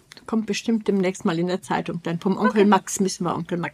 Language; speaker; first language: German; native; German